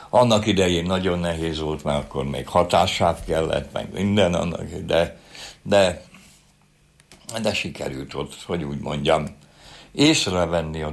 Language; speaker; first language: Hungarian; native; Hungarian